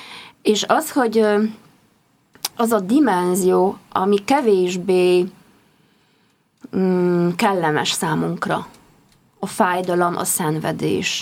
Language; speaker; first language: Hungarian; non-native, fluent; Polish